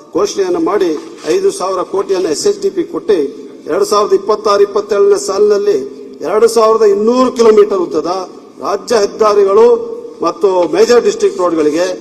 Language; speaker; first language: Kannada; non-native, local second language; Kodava